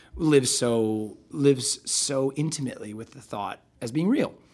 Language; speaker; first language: English; native; English